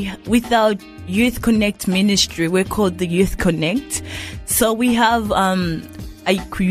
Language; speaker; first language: English; non-native, local second language; Rundi